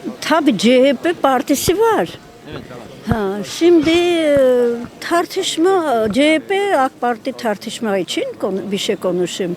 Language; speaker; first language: Turkish; non-native, learner; Armenian